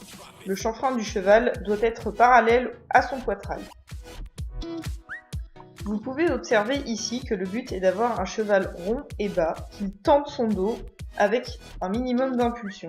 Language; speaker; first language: French; native; French